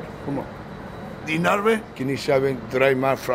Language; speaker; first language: German; non-native, learner; Spanish